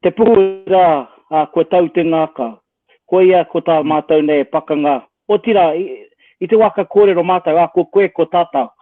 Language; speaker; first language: Māori; native; Māori